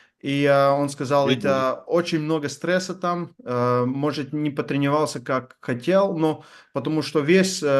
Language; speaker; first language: Russian; non-native, learner; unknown